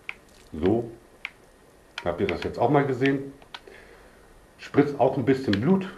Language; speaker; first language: German; native; German